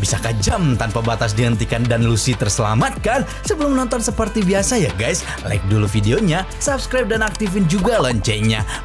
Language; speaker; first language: Indonesian; native; Indonesian